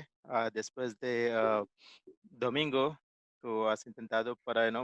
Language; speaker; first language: Spanish; non-native, learner; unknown